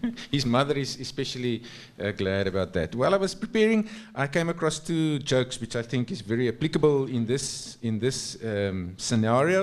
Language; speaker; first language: English; non-native, local second language; Afrikaans